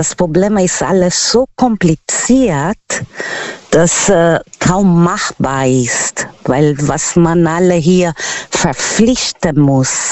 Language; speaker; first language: German; non-native, local second language; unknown